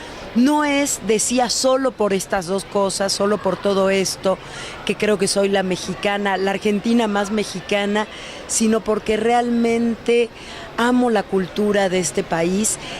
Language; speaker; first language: Spanish; native; Spanish